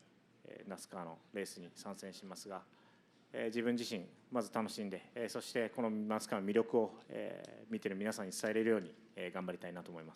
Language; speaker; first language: Japanese; native; Japanese